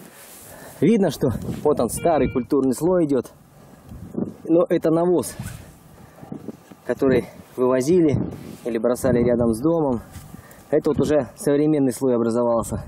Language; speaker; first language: Russian; native; Russian